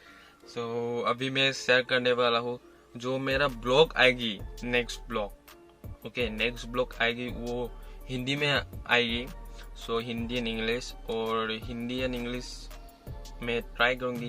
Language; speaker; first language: Hindi; non-native, local second language; Assamese